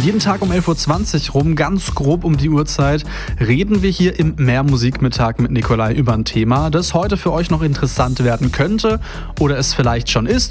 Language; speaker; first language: German; native; German